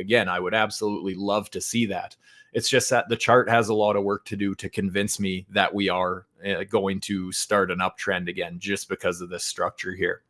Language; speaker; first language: English; native; English